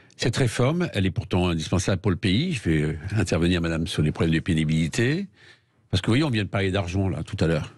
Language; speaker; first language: French; native; French